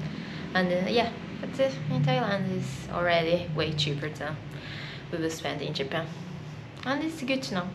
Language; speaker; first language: English; non-native, fluent; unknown